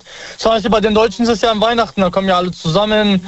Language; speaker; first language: German; early bilingual, other home language; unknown